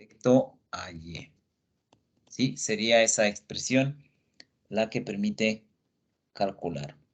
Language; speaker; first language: Spanish; native; Spanish